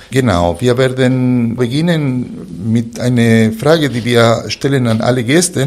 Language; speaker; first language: German; non-native, fluent; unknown